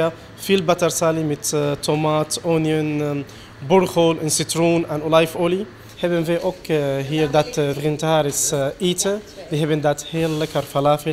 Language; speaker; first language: Dutch; non-native, learner; Arabic